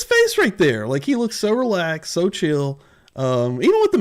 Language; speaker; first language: English; native; English